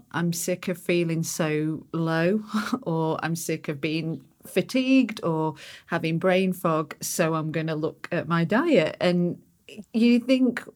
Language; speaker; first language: English; native; English